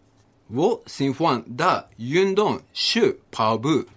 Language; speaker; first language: Chinese; non-native, learner; Japanese